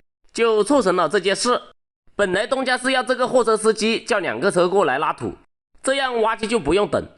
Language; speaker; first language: Chinese; native; Chinese